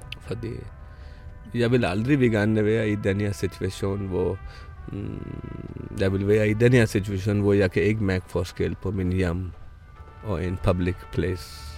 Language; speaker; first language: Danish; non-native, fluent; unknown